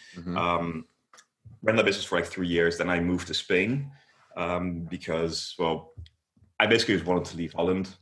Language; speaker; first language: English; non-native, fluent; Dutch